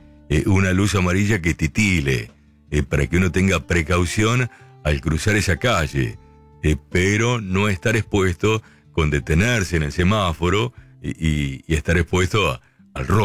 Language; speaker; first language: Spanish; native; Spanish